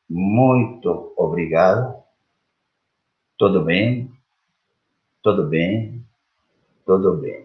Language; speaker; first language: Portuguese; non-native, fluent; Spanish